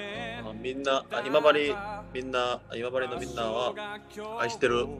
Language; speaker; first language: Japanese; non-native, learner; Korean